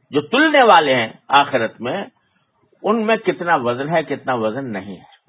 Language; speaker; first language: Urdu; native; Urdu